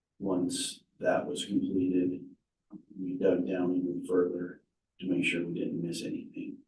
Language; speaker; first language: English; native; English